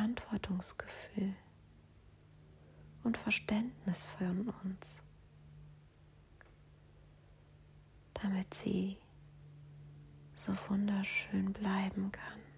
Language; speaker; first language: German; native; German